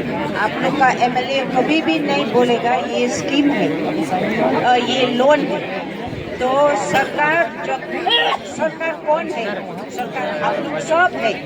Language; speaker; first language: Hindi; non-native, local second language; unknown